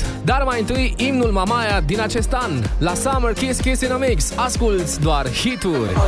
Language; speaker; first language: Romanian; native; Romanian